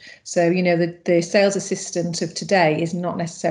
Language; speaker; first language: English; native; English